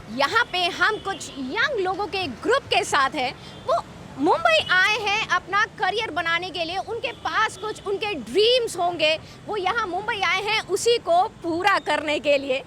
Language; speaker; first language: Hindi; native; Hindi